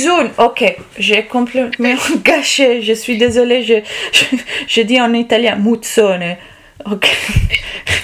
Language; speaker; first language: French; non-native, local second language; Italian